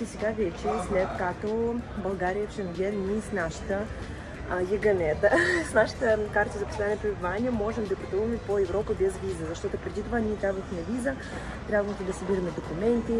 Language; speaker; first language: Bulgarian; non-native, fluent; Russian